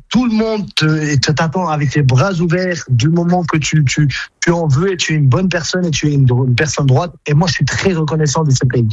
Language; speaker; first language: French; non-native, fluent; Albanian